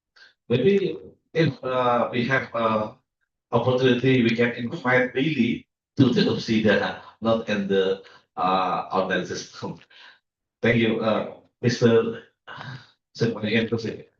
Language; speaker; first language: English; non-native, learner; Indonesian